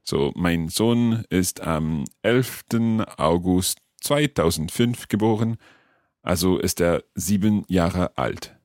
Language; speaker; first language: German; non-native, fluent; English